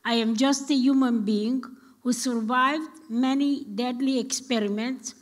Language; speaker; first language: English; non-native, fluent; Romanian